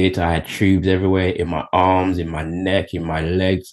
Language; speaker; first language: English; native; English